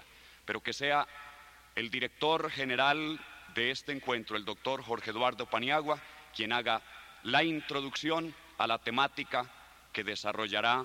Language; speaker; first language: Spanish; native; Spanish